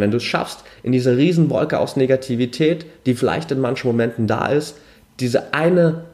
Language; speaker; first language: German; native; German